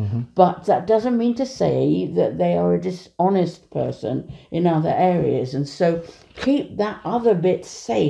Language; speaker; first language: English; native; English